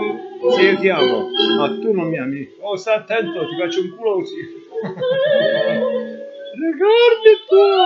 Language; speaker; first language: Italian; native; Italian